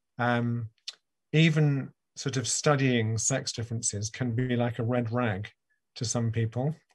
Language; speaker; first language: English; native; English